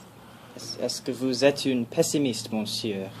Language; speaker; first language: French; non-native, learner; English